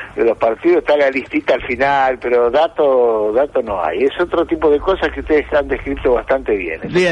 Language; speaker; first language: Spanish; native; Spanish